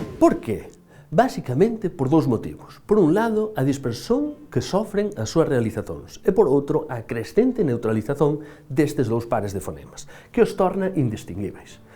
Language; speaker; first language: Galician; native; Galician